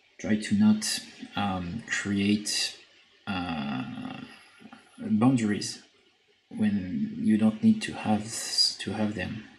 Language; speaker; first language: English; non-native, fluent; French